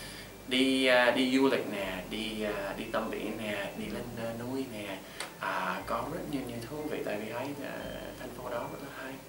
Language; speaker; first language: Vietnamese; non-native, fluent; English